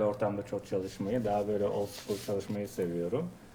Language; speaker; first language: Turkish; native; Turkish